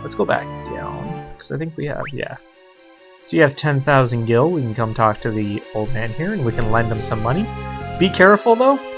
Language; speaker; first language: English; native; English